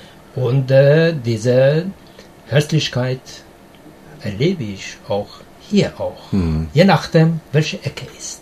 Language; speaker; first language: German; non-native, learner; Persian